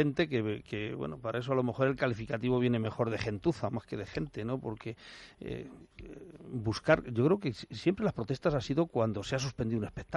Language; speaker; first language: Spanish; native; Spanish